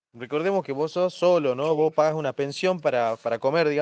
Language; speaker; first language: Spanish; native; Spanish